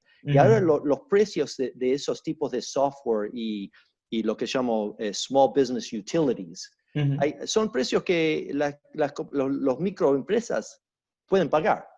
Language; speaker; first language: Spanish; early bilingual, heritage; Spanish